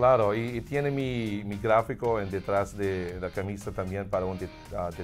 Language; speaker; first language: Spanish; non-native, learner; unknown